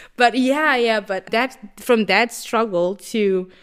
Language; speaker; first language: English; non-native, local second language; Shona